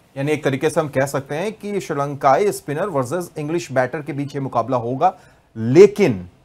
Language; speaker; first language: Hindi; native; Hindi